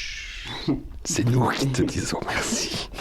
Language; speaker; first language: French; native; French